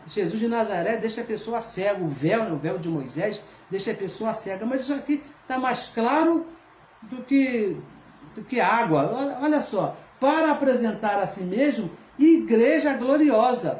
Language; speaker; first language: Portuguese; native; Portuguese